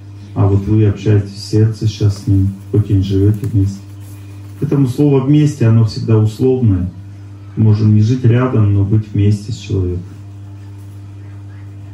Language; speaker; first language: Russian; native; Russian